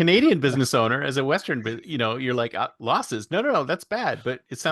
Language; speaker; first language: English; native; English